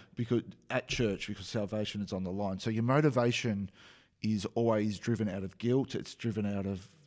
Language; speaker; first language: English; native; English